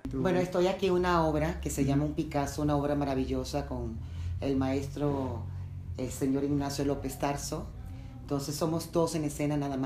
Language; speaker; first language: Spanish; native; Spanish